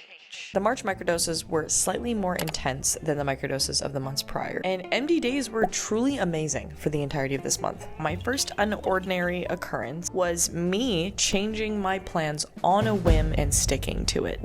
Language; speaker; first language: English; native; English